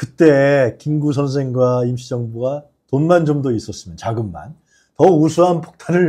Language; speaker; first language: Korean; native; Korean